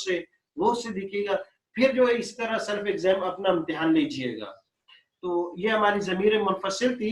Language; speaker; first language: Urdu; native; Urdu